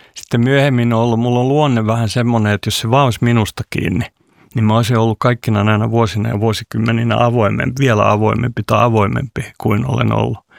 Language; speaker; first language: Finnish; non-native, local second language; Swedish